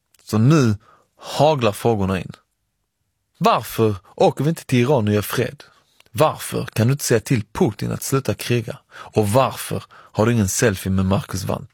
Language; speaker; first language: Swedish; early bilingual, other home language; Persian